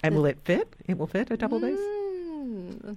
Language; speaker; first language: English; native; English